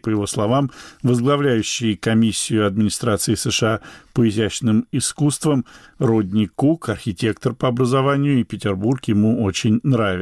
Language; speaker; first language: Russian; native; Russian